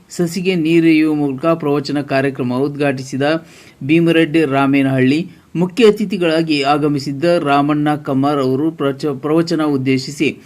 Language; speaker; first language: Kannada; native; Kannada